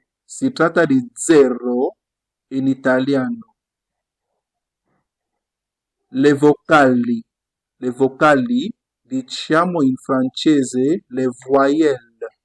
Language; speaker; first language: Italian; non-native, fluent; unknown